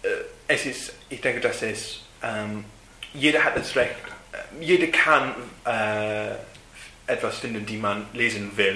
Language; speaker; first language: German; non-native, learner; English